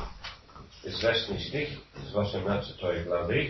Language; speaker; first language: Russian; non-native, fluent; English